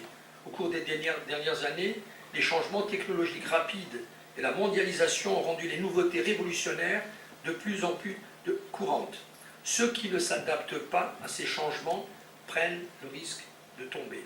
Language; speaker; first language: French; native; French